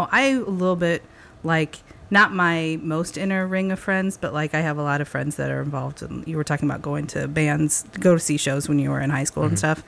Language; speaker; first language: English; native; English